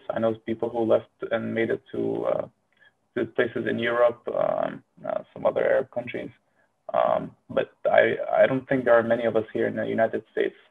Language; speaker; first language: English; non-native, fluent; Arabic